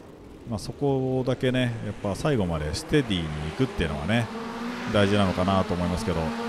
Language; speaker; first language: Japanese; native; Japanese